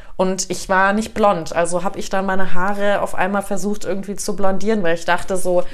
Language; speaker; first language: German; native; German